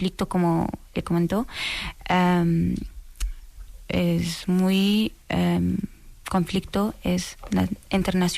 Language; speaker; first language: Spanish; non-native, learner; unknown